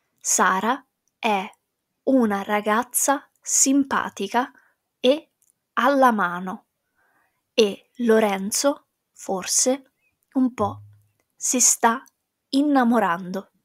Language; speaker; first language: Italian; non-native, fluent; English